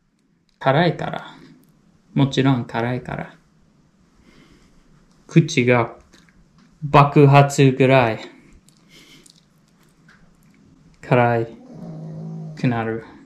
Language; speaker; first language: Japanese; non-native, fluent; English